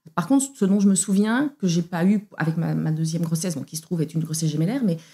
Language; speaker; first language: French; native; French